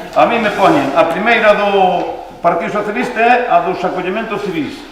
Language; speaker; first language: Spanish; non-native, local second language; Galician